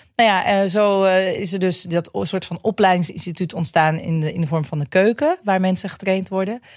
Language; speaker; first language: Dutch; native; Dutch